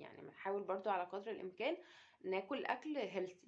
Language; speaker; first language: Arabic; native; Arabic